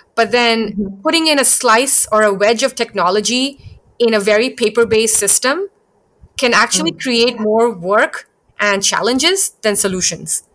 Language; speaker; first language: English; early bilingual, other home language; Thai